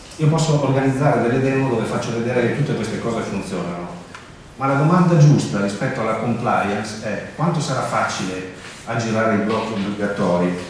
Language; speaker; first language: Italian; early bilingual, heritage; Italian